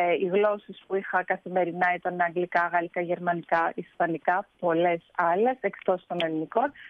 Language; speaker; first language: Greek; early bilingual, heritage; Greek